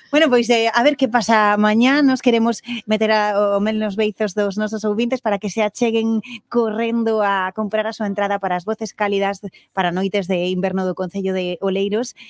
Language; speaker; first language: Galician; non-native, local second language; Spanish